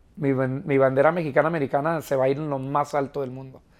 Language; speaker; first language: Spanish; early bilingual, heritage; Spanish